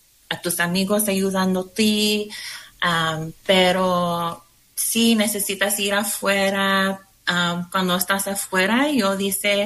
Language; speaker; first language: Spanish; non-native, learner; English